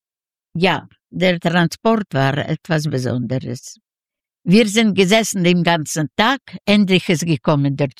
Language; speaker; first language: German; non-native, fluent; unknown